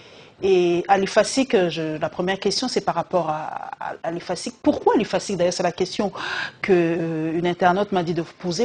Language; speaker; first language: French; non-native, local second language; Lingala